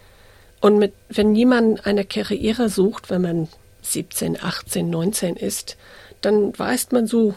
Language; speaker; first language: German; early bilingual, heritage; English